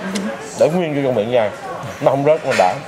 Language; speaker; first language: Vietnamese; native; Vietnamese